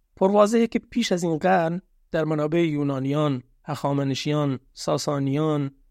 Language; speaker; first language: Persian; non-native, local second language; Baluchi